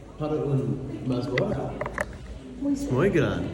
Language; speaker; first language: Spanish; non-native, learner; English